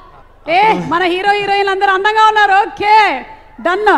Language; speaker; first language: Telugu; native; Telugu